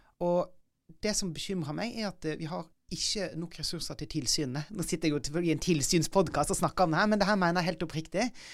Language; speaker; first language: Norwegian; native; Norwegian